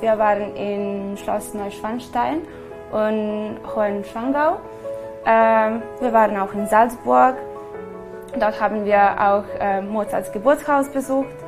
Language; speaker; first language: German; non-native, fluent; Serbian